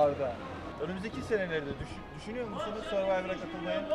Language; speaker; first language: Turkish; native; Turkish